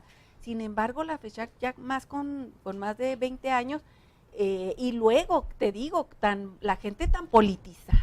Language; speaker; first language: Spanish; native; Spanish